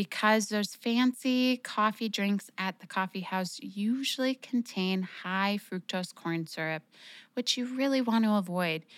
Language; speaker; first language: English; native; English